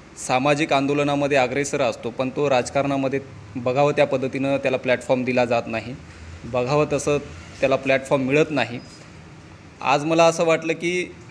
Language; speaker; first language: Marathi; native; Marathi